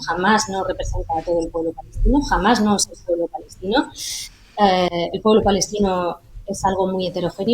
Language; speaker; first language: Spanish; native; Spanish